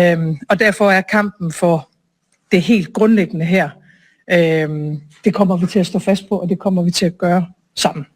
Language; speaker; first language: Danish; native; Danish